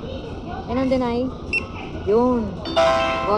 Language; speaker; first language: Japanese; non-native, learner; Filipino